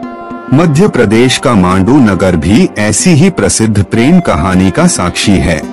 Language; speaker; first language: Hindi; native; Hindi